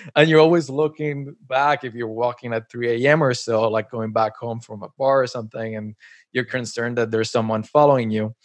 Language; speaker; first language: English; non-native, fluent; Spanish